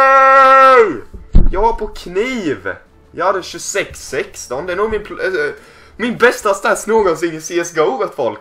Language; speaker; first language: Swedish; native; Swedish